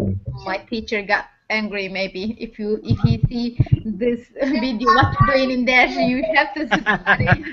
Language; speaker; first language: English; non-native, learner; Turkish